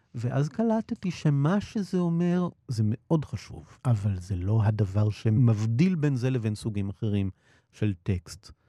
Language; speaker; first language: Hebrew; native; Hebrew